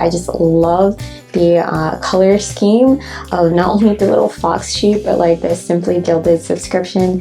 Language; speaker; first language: English; native; English